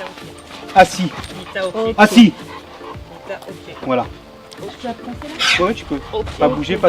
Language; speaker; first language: French; native; French